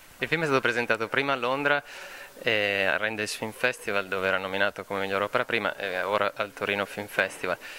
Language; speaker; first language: Italian; native; Italian